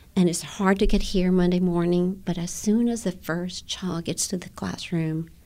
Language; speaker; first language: English; non-native, fluent; Spanish